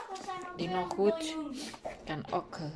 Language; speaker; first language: Dutch; non-native, learner; Indonesian